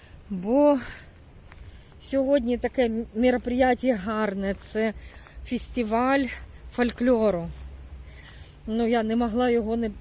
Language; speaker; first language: Ukrainian; non-native, local second language; Russian